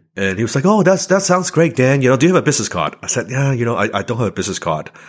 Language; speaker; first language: English; non-native, local second language; Cantonese